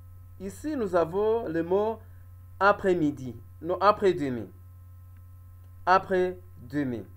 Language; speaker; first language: French; non-native, local second language; Kinyarwanda